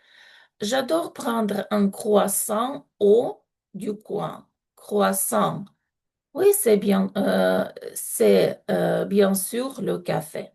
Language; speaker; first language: French; non-native, fluent; Ukrainian